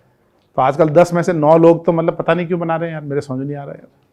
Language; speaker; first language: Hindi; native; Hindi